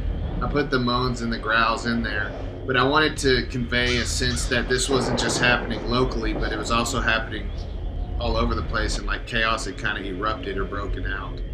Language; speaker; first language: English; native; English